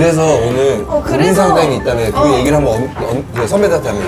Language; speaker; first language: Korean; native; Korean